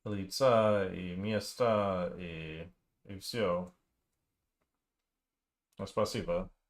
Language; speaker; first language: Russian; non-native, learner; English